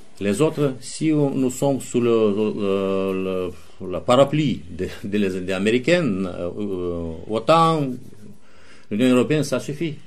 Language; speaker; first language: French; non-native, fluent; Romanian